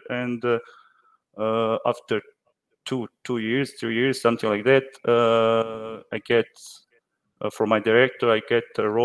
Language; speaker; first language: English; non-native, learner; Croatian